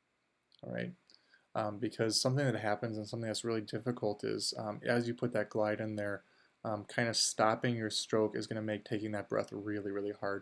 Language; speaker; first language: English; native; English